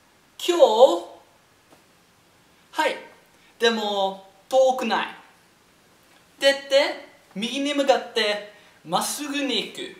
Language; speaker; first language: Japanese; non-native, learner; English